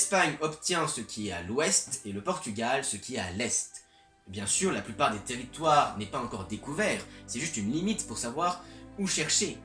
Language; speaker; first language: French; native; French